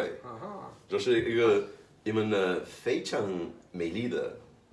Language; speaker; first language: Chinese; non-native, learner; Portuguese